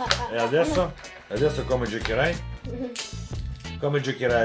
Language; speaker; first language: Italian; non-native, fluent; Russian